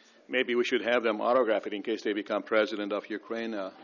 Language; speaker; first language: English; native; English